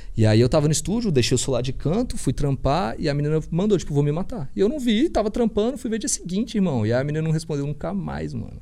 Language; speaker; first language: Portuguese; native; Portuguese